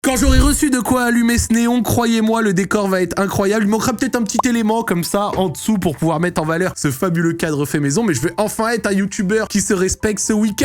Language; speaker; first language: French; native; French